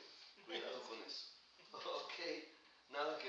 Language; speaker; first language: Spanish; native; Spanish